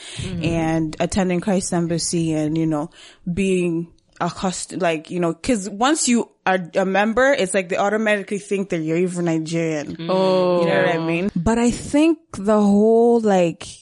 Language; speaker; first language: English; non-native, local second language; Kinyarwanda